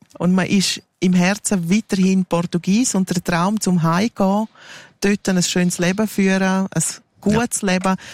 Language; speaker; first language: German; non-native, local second language; Romansh